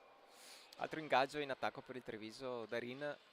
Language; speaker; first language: Italian; native; Italian